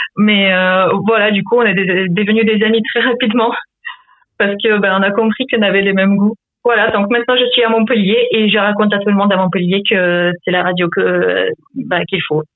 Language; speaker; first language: French; non-native, fluent; Ukrainian